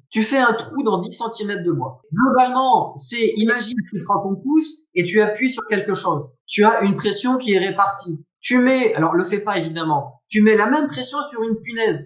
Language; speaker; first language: French; native; French